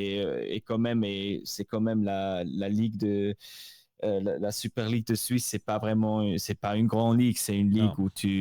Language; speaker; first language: French; non-native, local second language; Swiss German